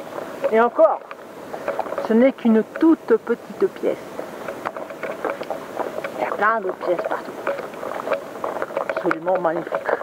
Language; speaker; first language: French; native; French